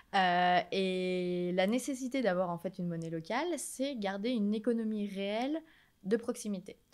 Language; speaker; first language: French; native; French